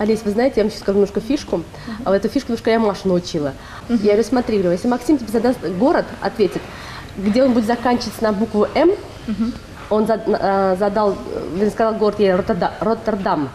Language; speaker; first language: Russian; native; Russian